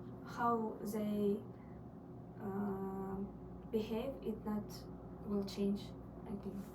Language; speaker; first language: English; non-native, learner; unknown